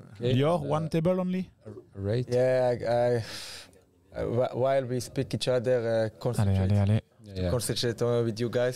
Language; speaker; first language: English; non-native, fluent; Hebrew